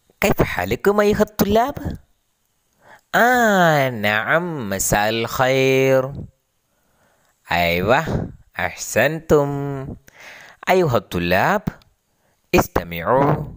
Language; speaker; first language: Arabic; non-native, fluent; Malayalam